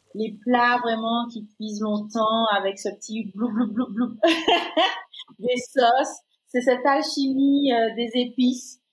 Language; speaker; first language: French; native; French